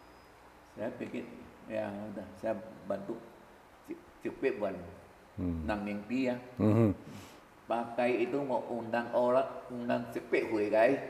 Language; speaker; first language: Indonesian; early bilingual, other home language; Min Nan Chinese